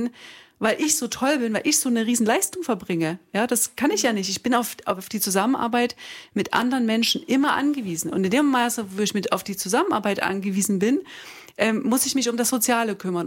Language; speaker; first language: German; native; German